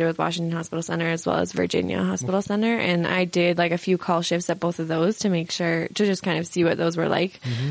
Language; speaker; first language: English; native; English